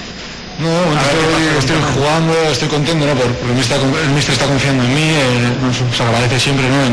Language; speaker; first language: Spanish; native; Spanish